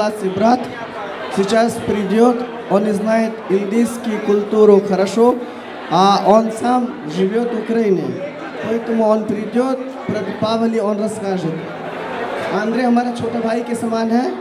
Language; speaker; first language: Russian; non-native, learner; Hindi